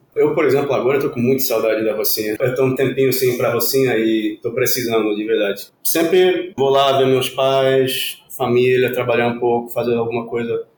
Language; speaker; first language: Portuguese; non-native, fluent; Spanish